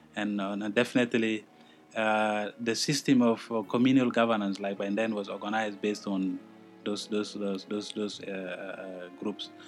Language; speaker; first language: English; non-native, fluent; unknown